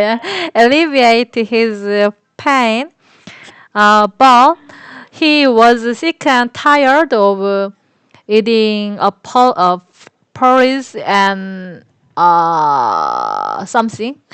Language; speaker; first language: English; non-native, learner; Korean